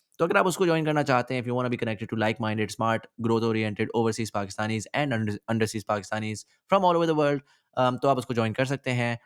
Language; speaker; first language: Urdu; native; Urdu